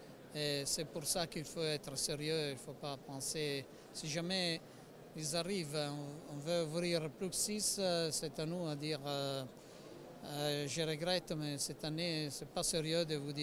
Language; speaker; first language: French; non-native, fluent; Italian